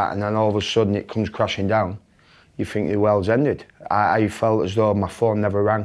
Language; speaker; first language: English; native; English